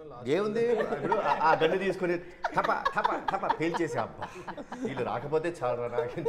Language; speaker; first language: Telugu; native; Telugu